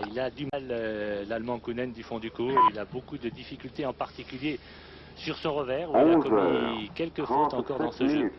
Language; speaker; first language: French; native; French